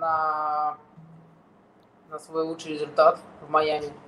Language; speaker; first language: Russian; non-native, fluent; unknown